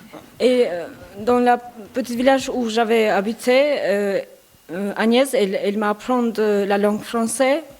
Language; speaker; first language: French; non-native, learner; Albanian